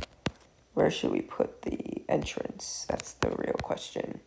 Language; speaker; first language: English; native; English